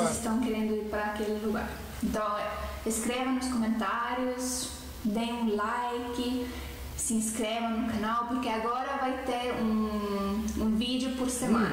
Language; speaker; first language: Portuguese; non-native, fluent; Estonian